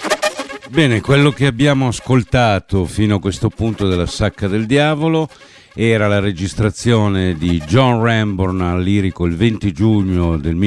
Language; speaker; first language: Italian; native; Italian